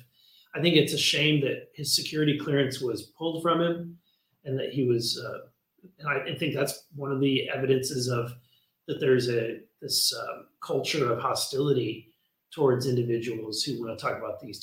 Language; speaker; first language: English; native; English